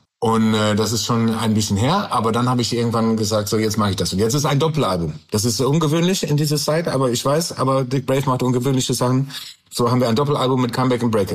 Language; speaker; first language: German; non-native, learner; English